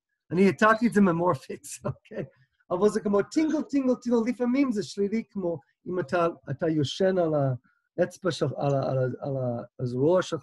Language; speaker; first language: Hebrew; non-native, fluent; English